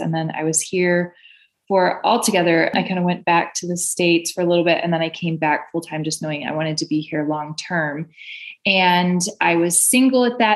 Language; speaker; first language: English; native; English